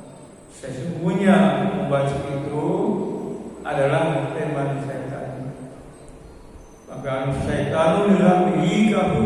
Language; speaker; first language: Indonesian; native; Indonesian